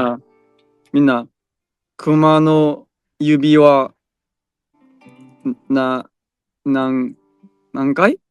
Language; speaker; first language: Japanese; non-native, learner; Korean